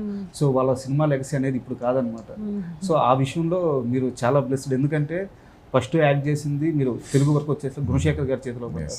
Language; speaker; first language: Telugu; native; Telugu